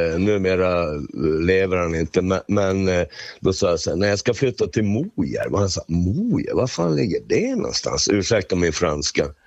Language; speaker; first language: Swedish; native; Swedish